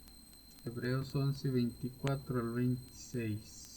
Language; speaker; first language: Spanish; native; Spanish